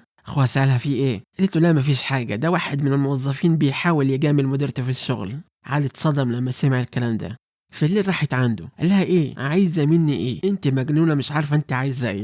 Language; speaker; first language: Arabic; native; Arabic